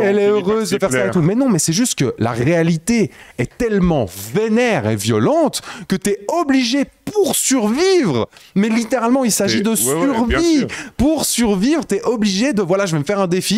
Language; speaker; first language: French; native; French